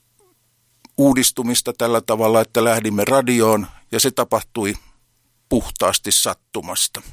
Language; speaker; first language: Finnish; native; Finnish